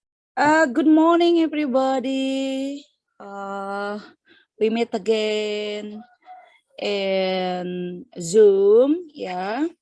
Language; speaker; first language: English; non-native, fluent; Indonesian